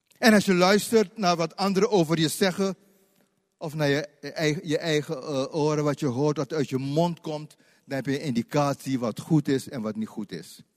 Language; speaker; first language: Dutch; native; Dutch